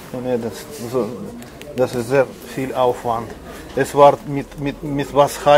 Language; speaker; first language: German; non-native, learner; Russian